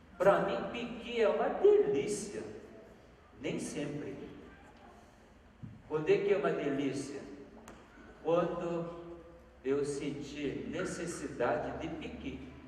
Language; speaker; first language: Portuguese; non-native, fluent; Korean